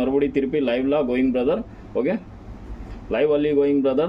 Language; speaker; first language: Tamil; non-native, local second language; Kannada